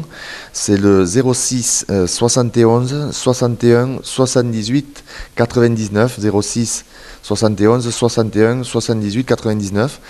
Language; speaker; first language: French; native; French